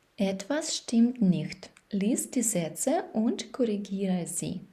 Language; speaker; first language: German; non-native, fluent; Ukrainian